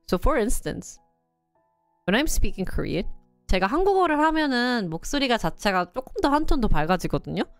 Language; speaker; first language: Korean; early bilingual, heritage; Korean